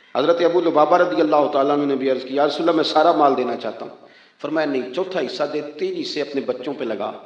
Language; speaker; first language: Urdu; non-native, local second language; Punjabi